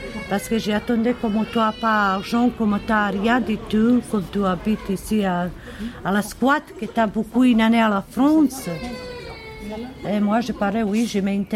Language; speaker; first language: French; non-native, learner; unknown